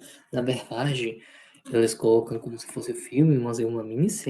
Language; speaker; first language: Portuguese; non-native, fluent; Spanish